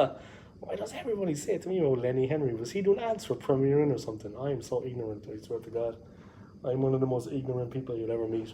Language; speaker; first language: English; native; English